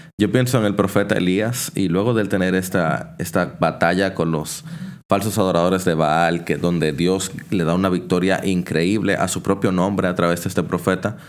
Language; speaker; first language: Spanish; native; Spanish